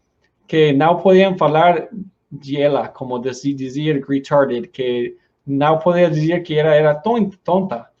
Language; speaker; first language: Portuguese; non-native, learner; Spanish